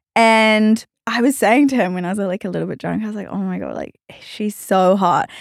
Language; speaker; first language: English; native; English